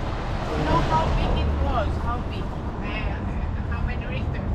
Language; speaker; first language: English; non-native, fluent; Greek